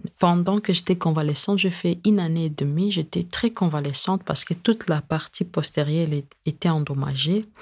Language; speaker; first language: French; non-native, local second language; Lingala